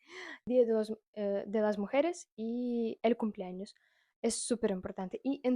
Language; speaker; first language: Spanish; non-native, fluent; Russian